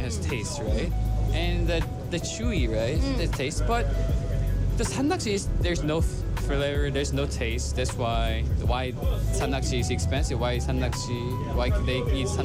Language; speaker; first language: English; non-native, learner; Korean